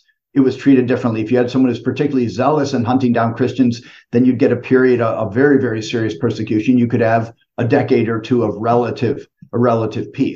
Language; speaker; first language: English; native; English